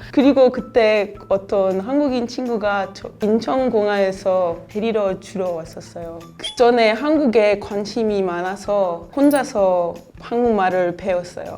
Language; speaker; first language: Korean; non-native, learner; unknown